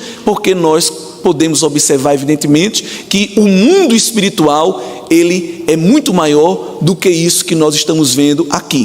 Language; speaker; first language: Portuguese; native; Portuguese